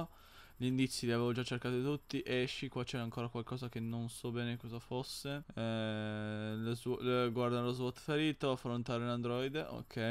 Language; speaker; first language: Italian; native; Italian